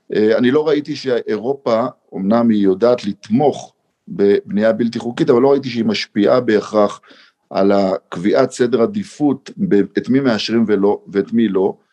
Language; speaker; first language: Hebrew; native; Hebrew